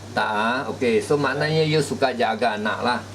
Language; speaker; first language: Malay; native; Malay